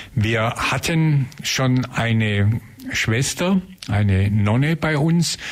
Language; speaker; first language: German; native; German